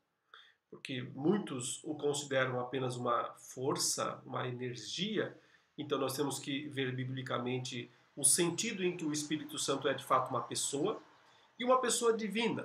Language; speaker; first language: Portuguese; native; Portuguese